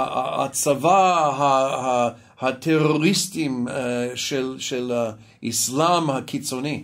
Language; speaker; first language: Hebrew; non-native, fluent; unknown